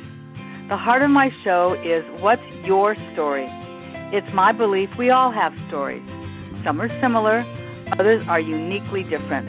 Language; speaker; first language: English; early bilingual, other home language; Spanish